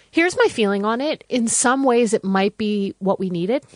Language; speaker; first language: English; native; English